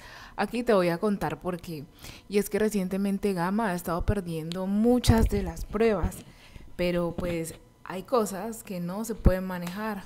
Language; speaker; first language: Spanish; native; Spanish